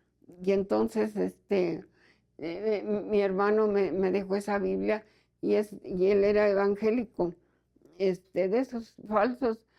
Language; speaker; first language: Spanish; native; Spanish